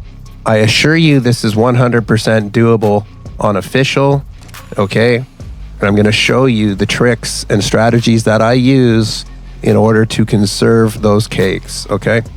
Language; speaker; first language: English; native; English